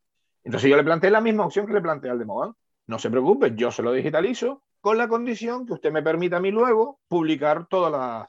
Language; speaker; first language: Spanish; native; Spanish